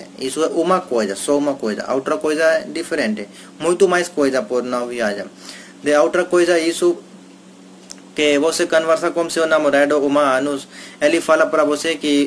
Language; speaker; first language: Portuguese; non-native, learner; Hindi